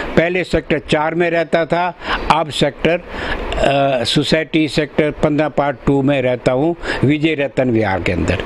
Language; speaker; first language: Hindi; early bilingual, other home language; Punjabi